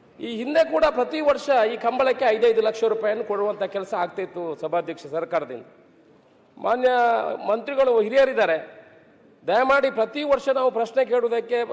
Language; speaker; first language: Kannada; non-native, local second language; Tulu